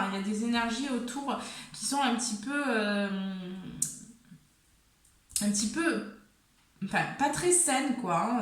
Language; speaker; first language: French; native; French